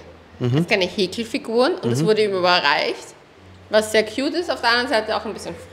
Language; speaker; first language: German; native; German